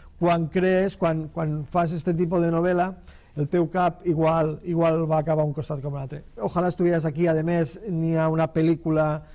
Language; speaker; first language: Catalan; non-native, local second language; Spanish